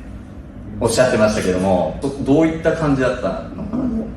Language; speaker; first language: Japanese; native; Japanese